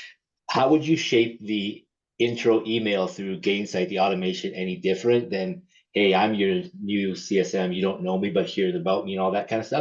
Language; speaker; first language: English; native; English